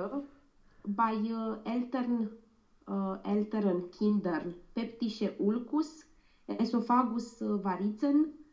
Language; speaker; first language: German; non-native, learner; Romanian